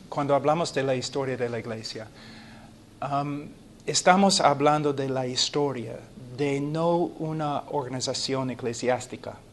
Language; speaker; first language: Spanish; non-native, fluent; English